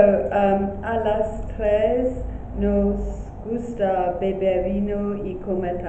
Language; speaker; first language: Spanish; non-native, learner; English